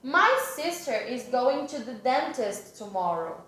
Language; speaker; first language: English; non-native, fluent; Portuguese